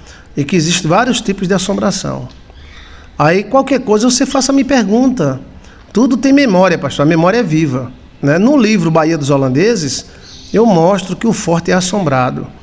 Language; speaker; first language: Portuguese; native; Portuguese